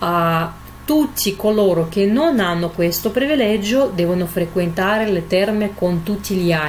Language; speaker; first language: Italian; non-native, fluent; Russian